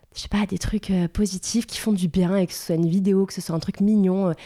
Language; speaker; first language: French; native; French